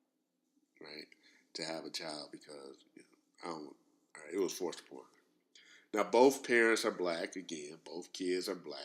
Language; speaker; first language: English; native; English